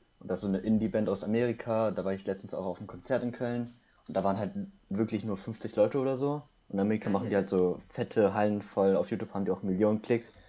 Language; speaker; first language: German; early bilingual, other home language; Korean